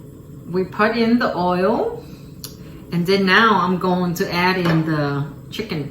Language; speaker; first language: English; early bilingual, other home language; Vietnamese